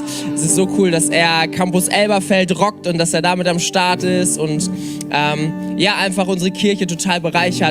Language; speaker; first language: German; native; German